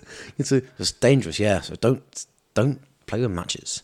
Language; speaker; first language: English; native; English